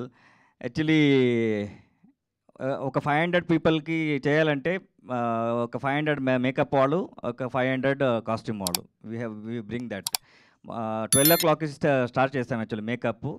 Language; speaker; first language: Telugu; non-native, learner; Kannada